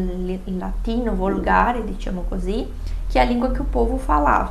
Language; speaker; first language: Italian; non-native, fluent; Portuguese